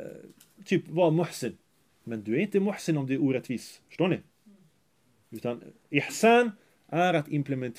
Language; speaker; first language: Swedish; early bilingual, other home language; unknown